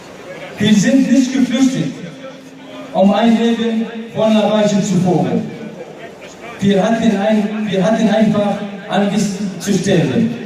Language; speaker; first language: German; non-native, learner; Arabic